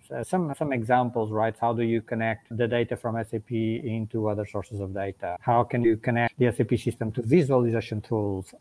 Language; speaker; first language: English; non-native, fluent; Portuguese